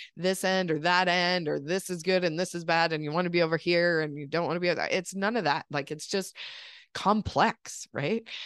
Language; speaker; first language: English; native; English